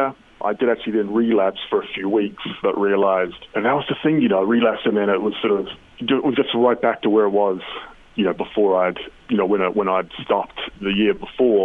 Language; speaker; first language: English; native; English